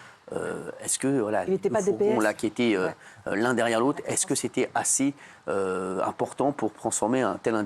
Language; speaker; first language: French; native; French